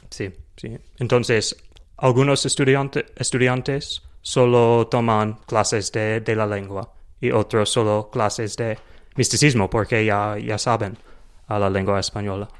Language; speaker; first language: Spanish; non-native, learner; English